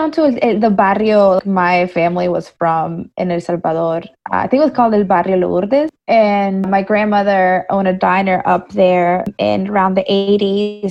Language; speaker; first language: English; early bilingual, other home language; Spanish